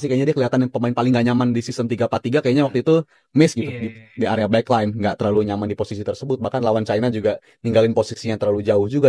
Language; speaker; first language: Indonesian; native; Indonesian